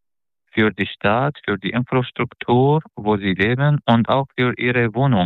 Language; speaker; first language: German; non-native, fluent; Arabic